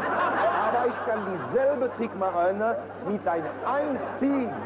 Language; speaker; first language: German; non-native, fluent; French